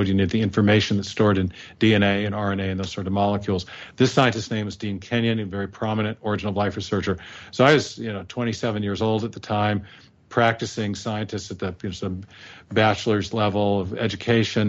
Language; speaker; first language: English; native; English